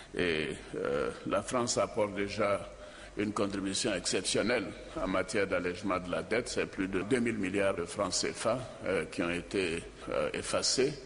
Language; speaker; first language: French; non-native, local second language; Dyula